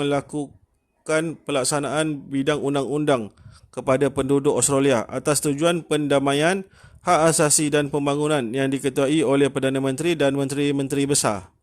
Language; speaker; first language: Malay; native; Malay